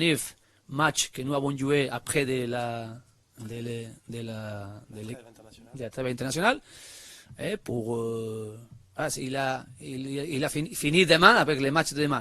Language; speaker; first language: French; non-native, learner; Spanish